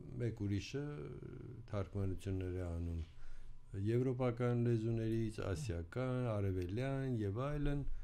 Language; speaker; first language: Armenian; native; Armenian